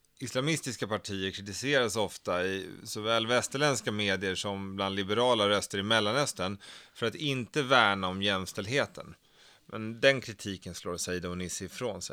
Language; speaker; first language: Swedish; native; Swedish